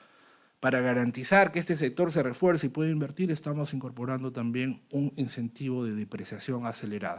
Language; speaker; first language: Spanish; native; Spanish